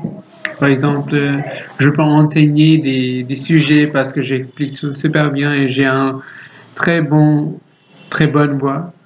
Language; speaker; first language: French; non-native, learner; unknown